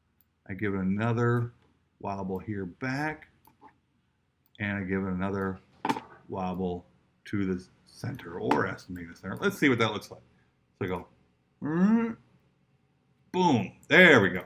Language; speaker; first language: English; native; English